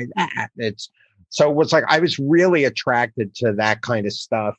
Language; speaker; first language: English; native; English